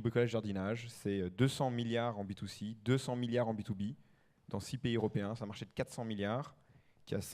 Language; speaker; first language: French; native; French